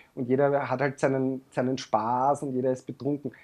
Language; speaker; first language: German; native; German